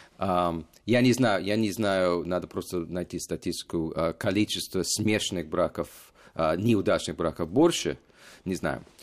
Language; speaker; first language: Russian; non-native, fluent; English